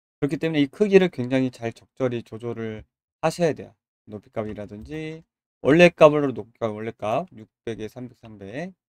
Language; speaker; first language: Korean; native; Korean